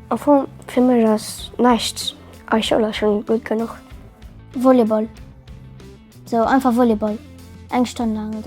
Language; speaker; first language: German; non-native, local second language; Luxembourgish